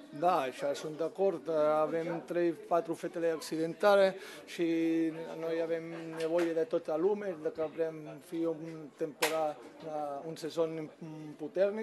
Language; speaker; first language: Romanian; non-native, learner; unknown